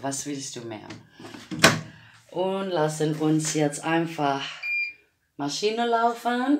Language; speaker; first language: German; non-native, learner; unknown